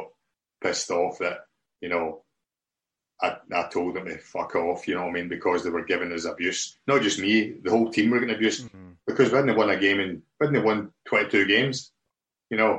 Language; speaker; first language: English; native; English